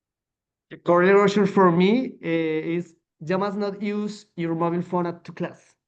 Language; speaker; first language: English; non-native, learner; Spanish